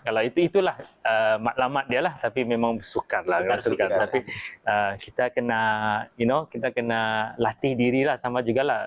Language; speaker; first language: Malay; native; Malay